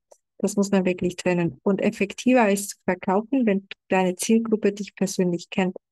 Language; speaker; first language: German; non-native, fluent; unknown